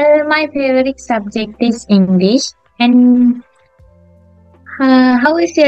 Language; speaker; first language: English; non-native, learner; Sinhala